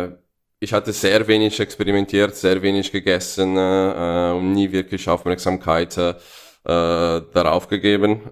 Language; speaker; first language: German; non-native, fluent; Italian